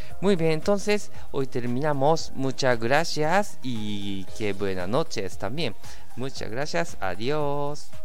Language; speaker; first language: Spanish; non-native, learner; Japanese